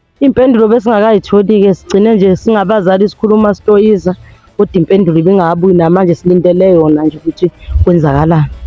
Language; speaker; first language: Zulu; native; Zulu